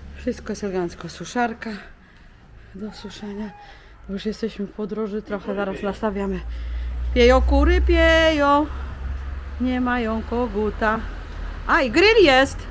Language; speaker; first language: Polish; native; Polish